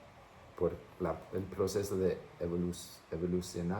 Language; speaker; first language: Spanish; non-native, fluent; English